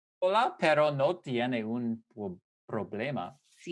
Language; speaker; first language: Spanish; non-native, fluent; English